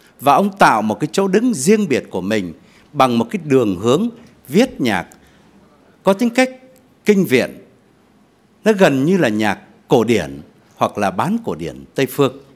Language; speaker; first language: Vietnamese; native; Vietnamese